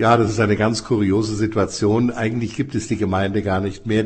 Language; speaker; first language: German; native; German